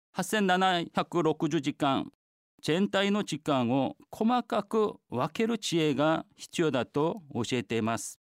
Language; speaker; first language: Japanese; non-native, fluent; Korean